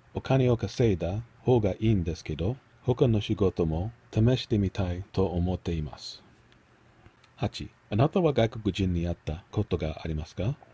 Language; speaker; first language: Japanese; non-native, learner; English